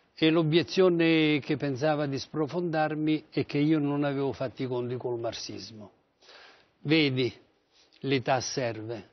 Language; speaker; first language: Italian; native; Italian